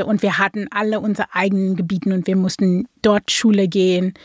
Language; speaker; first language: German; non-native, fluent; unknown